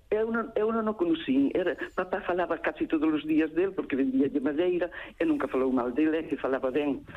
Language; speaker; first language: Galician; native; Galician